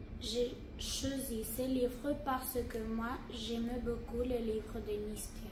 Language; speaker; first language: French; non-native, learner; Catalan